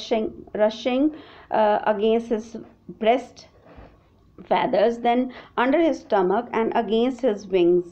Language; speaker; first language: English; non-native, local second language; Hindi